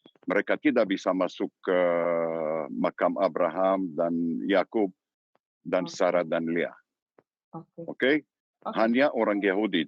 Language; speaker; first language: Indonesian; non-native, learner; Hebrew